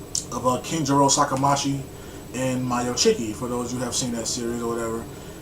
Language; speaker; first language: English; native; English